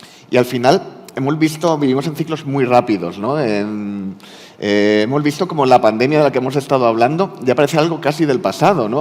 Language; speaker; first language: Spanish; native; Spanish